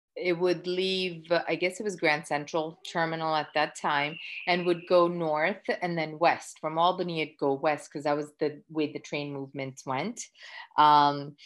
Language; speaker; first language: English; early bilingual, other home language; Gujarati